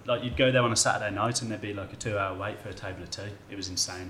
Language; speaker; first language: English; native; English